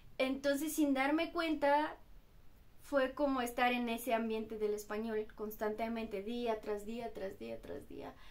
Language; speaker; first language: Spanish; non-native, fluent; Bulgarian